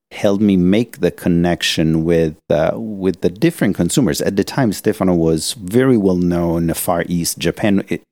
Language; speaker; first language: English; non-native, fluent; Italian